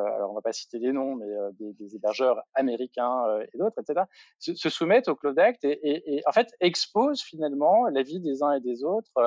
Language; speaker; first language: French; native; French